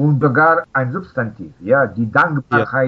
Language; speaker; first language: German; non-native, fluent; Russian